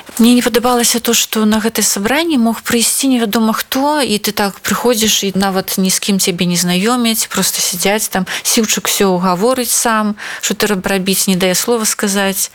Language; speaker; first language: Belarusian; non-native, local second language; Russian